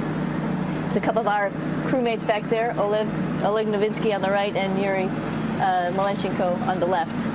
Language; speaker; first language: English; native; English